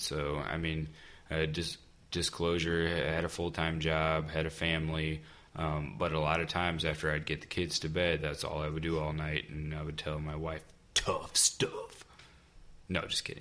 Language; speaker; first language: English; native; English